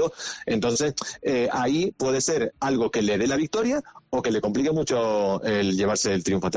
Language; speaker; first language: Spanish; native; Spanish